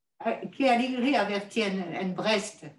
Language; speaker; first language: Spanish; non-native, learner; French